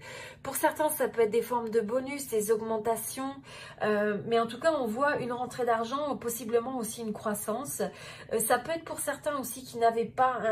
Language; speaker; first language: French; native; French